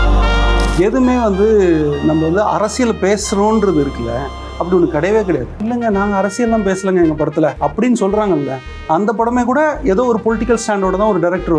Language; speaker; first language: Tamil; native; Tamil